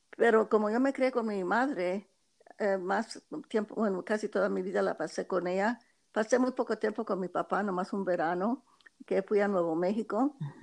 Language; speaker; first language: Spanish; early bilingual, heritage; Spanish